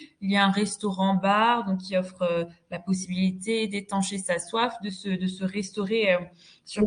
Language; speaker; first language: French; native; French